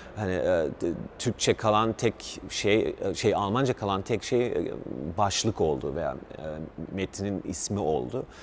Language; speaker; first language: Turkish; early bilingual, heritage; Turkish